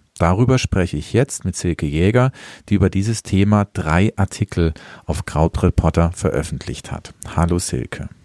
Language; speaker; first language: German; native; German